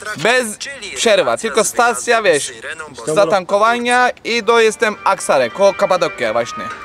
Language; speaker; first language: Polish; non-native, learner; Turkish